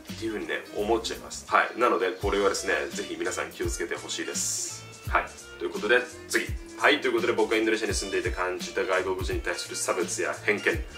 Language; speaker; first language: Japanese; native; Japanese